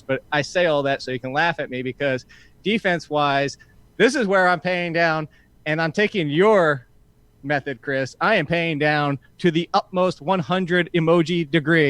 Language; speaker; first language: English; native; English